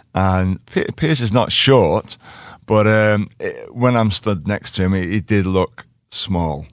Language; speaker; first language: English; native; English